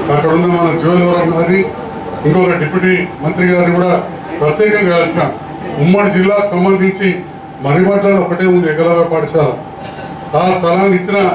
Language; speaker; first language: Telugu; native; Telugu